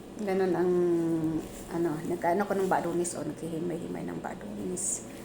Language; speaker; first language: Filipino; non-native, local second language; Bikol